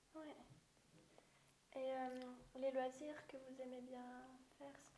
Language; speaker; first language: French; native; French